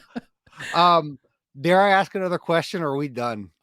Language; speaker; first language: English; native; English